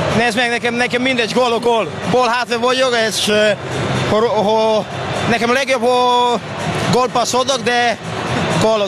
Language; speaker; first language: Hungarian; non-native, learner; English